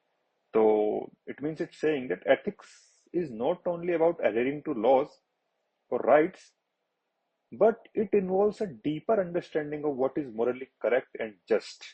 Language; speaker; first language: English; non-native, local second language; Hindi